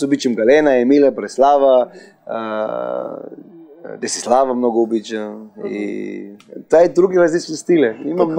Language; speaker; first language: Bulgarian; non-native, learner; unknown